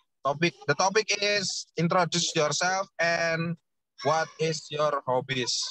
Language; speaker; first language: English; non-native, learner; Indonesian